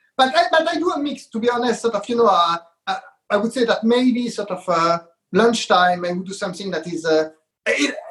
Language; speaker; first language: English; non-native, fluent; Hebrew